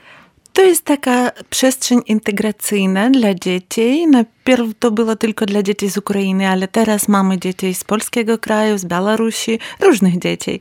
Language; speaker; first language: Polish; non-native, learner; Ukrainian